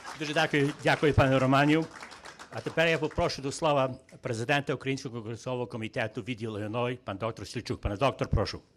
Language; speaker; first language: Ukrainian; early bilingual, heritage; Ukrainian